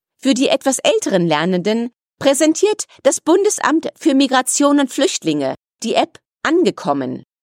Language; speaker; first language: German; native; German